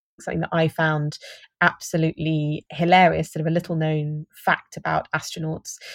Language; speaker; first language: English; native; English